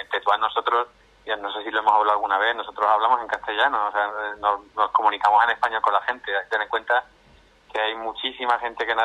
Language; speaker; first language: Spanish; native; Spanish